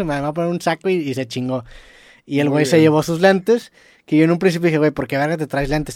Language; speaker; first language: Spanish; native; Spanish